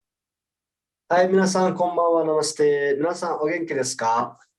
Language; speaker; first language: Japanese; non-native, fluent; Nepali